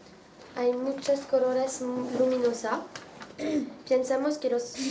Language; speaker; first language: Spanish; non-native, learner; French